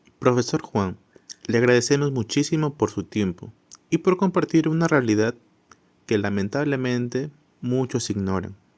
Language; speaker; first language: Spanish; native; Spanish